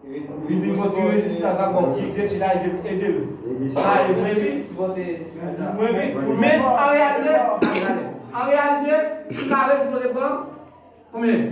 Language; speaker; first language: French; non-native, local second language; Haitian Creole